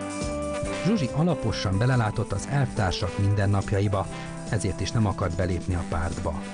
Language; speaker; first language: Hungarian; native; Hungarian